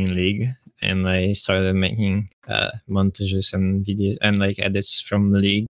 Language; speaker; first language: English; non-native, fluent; Polish